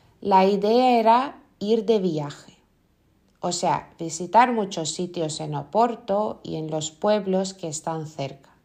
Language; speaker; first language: Spanish; non-native, fluent; Lithuanian